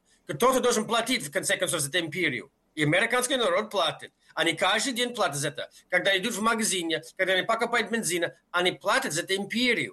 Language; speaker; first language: Russian; non-native, fluent; English